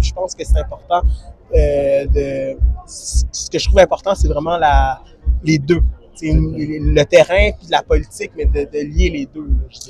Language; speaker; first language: French; native; French